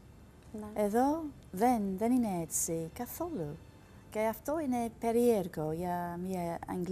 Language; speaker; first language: Greek; non-native, learner; English